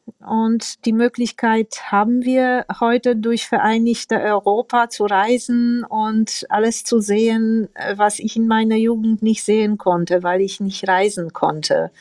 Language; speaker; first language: German; non-native, fluent; Polish